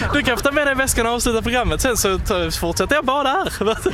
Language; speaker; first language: Swedish; native; Swedish